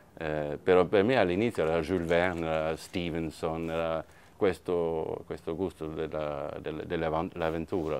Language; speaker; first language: Italian; non-native, fluent; Swedish